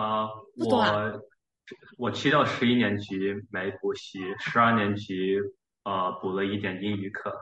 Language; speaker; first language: Chinese; early bilingual, heritage; Chinese